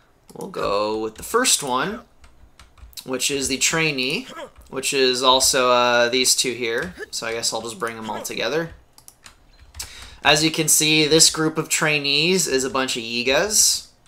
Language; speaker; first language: English; native; English